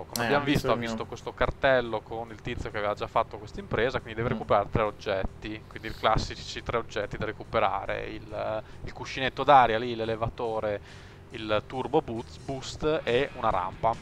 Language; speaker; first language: Italian; native; Italian